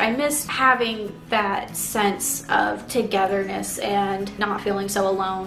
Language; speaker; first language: English; native; English